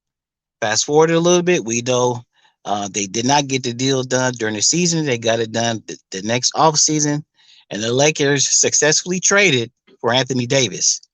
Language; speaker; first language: English; native; English